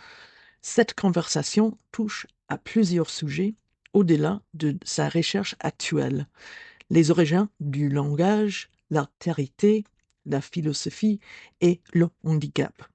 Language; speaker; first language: French; non-native, learner; English